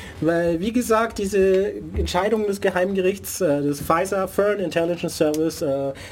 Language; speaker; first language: German; native; German